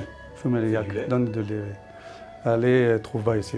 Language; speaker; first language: French; non-native, learner; Tibetan